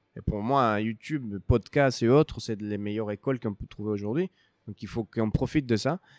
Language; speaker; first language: French; non-native, fluent; Spanish